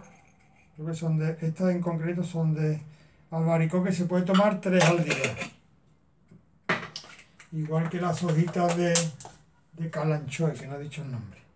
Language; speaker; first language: Spanish; native; Spanish